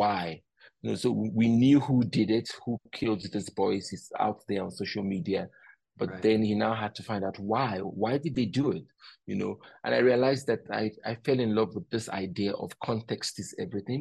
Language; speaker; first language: English; non-native, local second language; Yoruba